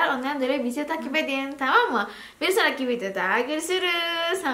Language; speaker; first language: Turkish; non-native, learner; Indonesian